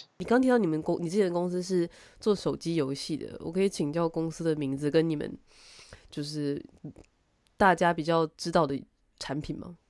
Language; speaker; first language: Chinese; native; Chinese